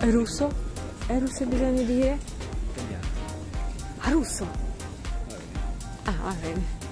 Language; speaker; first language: Italian; non-native, learner; Russian